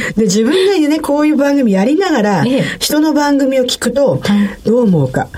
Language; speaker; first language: Japanese; native; Japanese